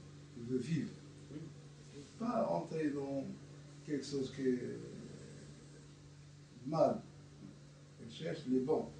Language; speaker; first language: French; non-native, learner; Arabic